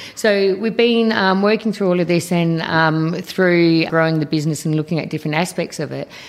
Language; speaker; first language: English; native; English